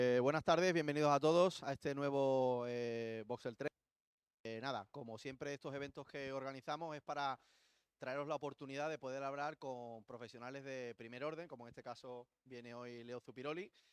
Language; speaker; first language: Spanish; native; Spanish